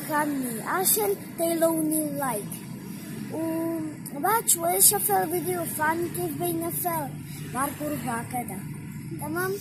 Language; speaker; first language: Arabic; early bilingual, heritage; Arabic